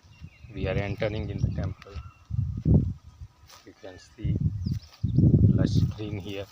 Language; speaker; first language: English; non-native, local second language; Gujarati